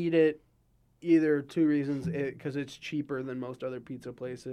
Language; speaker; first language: English; native; English